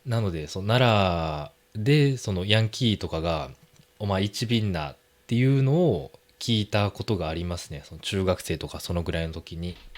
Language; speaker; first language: Japanese; native; Japanese